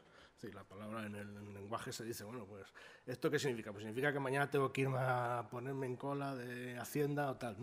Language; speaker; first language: Spanish; native; Spanish